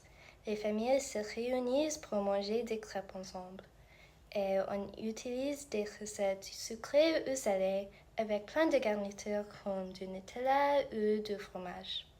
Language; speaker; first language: French; non-native, fluent; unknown